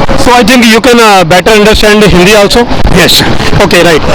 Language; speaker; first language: English; non-native, local second language; Punjabi